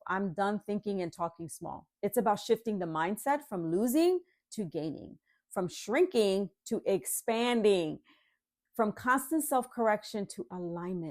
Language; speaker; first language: English; native; English